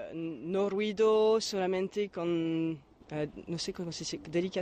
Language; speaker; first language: Spanish; non-native, learner; French